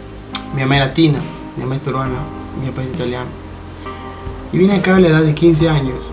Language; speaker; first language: Spanish; early bilingual, heritage; Spanish